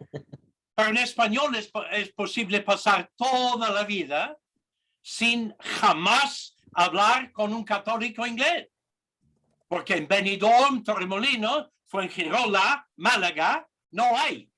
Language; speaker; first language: Spanish; non-native, fluent; English